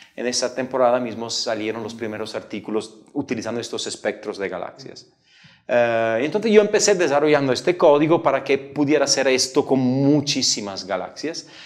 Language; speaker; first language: Spanish; non-native, fluent; Italian